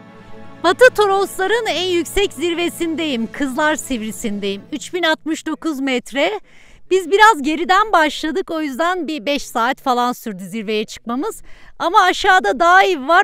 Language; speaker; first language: Turkish; native; Turkish